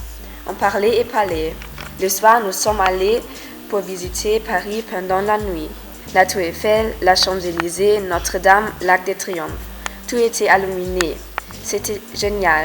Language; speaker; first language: French; non-native, learner; German